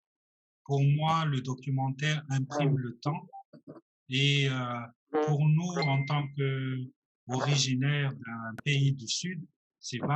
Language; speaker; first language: French; non-native, local second language; Malagasy